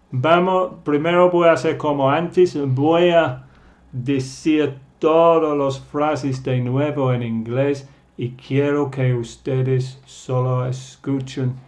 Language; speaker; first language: Spanish; non-native, fluent; English